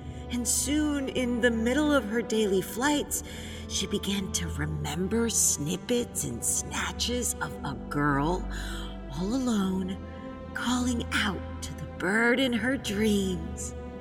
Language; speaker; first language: English; early bilingual, other home language; Spanish